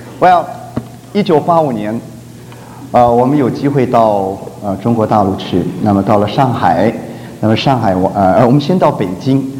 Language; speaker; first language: Chinese; native; Chinese